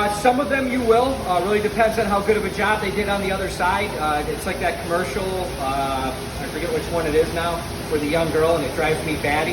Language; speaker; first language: English; native; English